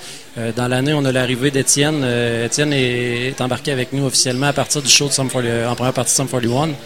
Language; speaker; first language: French; native; French